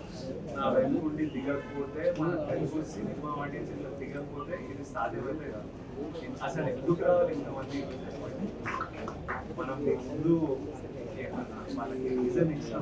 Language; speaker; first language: Telugu; native; Telugu